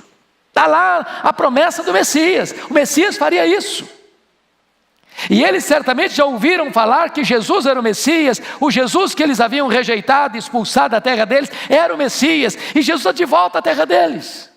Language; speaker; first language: Portuguese; native; Portuguese